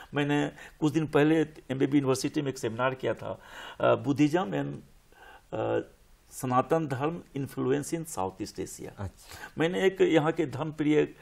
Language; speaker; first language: Hindi; native; Hindi